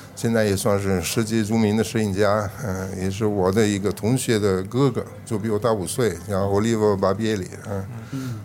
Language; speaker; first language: Chinese; non-native, fluent; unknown